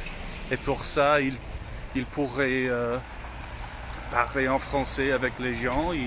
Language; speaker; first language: French; non-native, learner; English